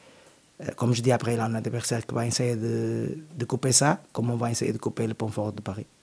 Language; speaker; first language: French; non-native, learner; Portuguese